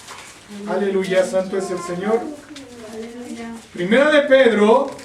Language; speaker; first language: Spanish; native; Spanish